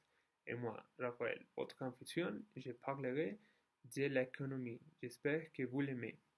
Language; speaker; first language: French; non-native, learner; Spanish